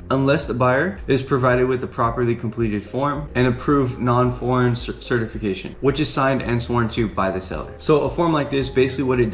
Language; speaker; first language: English; native; English